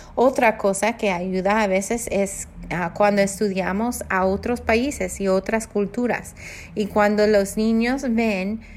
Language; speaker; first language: Spanish; non-native, fluent; English